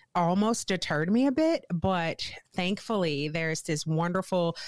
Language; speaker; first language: English; native; English